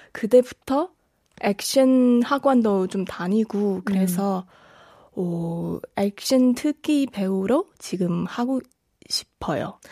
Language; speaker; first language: Korean; non-native, fluent; Chinese